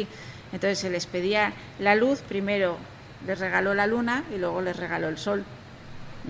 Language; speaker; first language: Spanish; native; Spanish